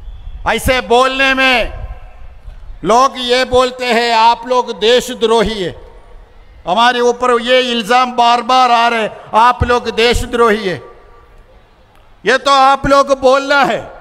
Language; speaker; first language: Hindi; non-native, local second language; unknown